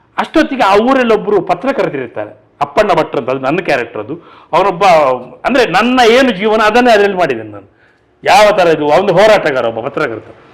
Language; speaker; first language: Kannada; non-native, local second language; Tulu